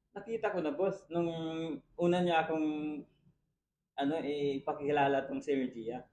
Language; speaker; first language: Filipino; non-native, local second language; Cebuano